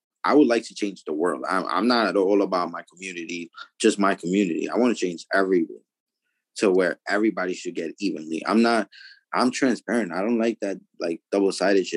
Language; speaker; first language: English; early bilingual, other home language; Spanish